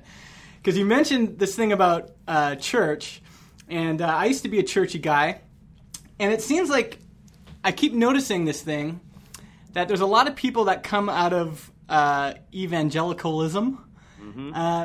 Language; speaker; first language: English; native; English